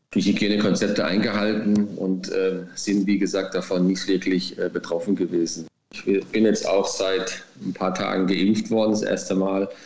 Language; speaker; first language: German; native; German